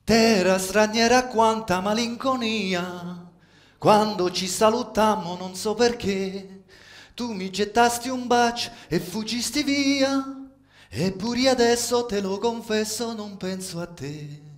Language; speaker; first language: Italian; early bilingual, other home language; French